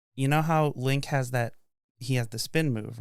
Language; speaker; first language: English; native; English